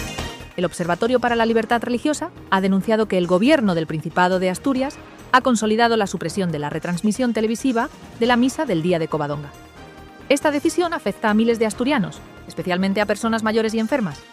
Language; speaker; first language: Spanish; native; Spanish